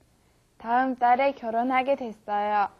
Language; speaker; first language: Korean; non-native, learner; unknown